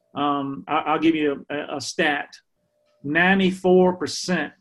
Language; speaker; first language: English; native; English